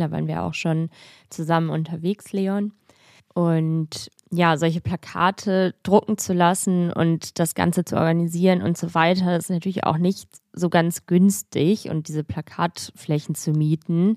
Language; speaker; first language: German; native; German